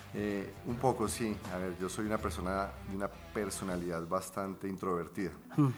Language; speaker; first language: Spanish; native; Spanish